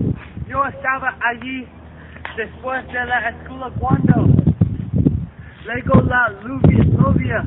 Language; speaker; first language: Spanish; non-native, learner; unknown